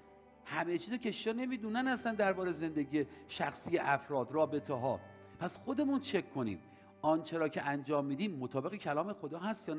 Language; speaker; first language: Persian; native; Persian